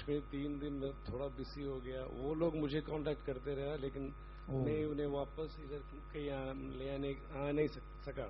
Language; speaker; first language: Hindi; non-native, local second language; Malayalam